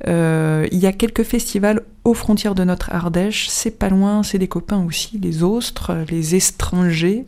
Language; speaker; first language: French; native; French